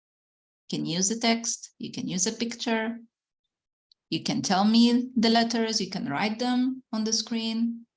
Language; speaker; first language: English; non-native, fluent; Arabic